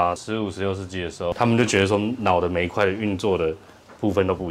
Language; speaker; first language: Chinese; early bilingual, heritage; Chinese